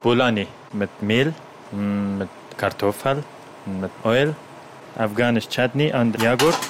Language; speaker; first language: German; non-native, learner; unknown